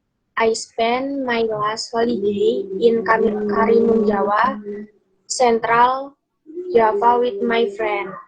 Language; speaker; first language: English; non-native, learner; Indonesian